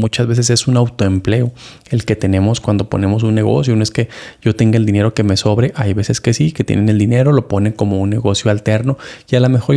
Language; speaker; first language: Spanish; native; Spanish